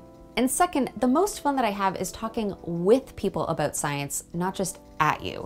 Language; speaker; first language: English; native; English